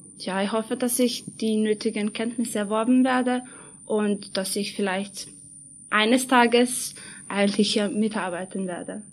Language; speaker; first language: German; non-native, fluent; Serbian